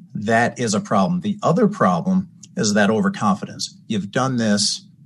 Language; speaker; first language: English; native; English